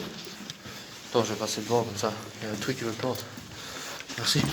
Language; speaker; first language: French; native; French